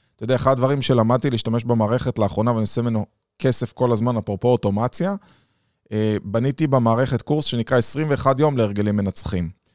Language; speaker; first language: Hebrew; native; Hebrew